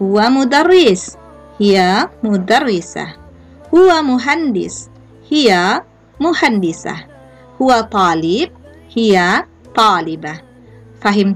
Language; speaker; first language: Arabic; non-native, fluent; Indonesian